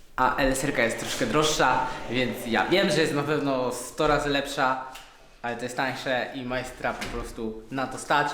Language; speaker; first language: Polish; native; Polish